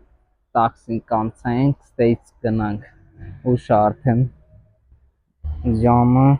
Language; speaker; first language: Armenian; non-native, learner; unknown